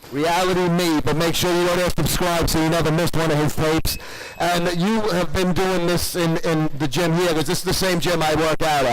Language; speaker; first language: English; native; English